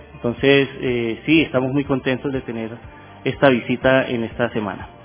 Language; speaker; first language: Spanish; native; Spanish